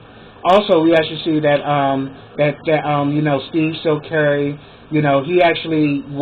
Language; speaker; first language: English; native; English